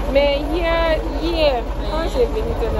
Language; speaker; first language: French; non-native, learner; English